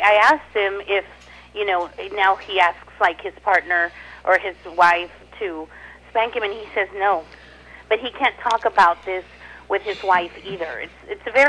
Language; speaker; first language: English; non-native, fluent; Spanish